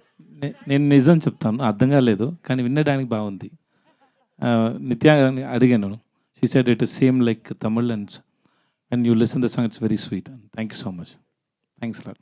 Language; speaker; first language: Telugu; non-native, learner; Tamil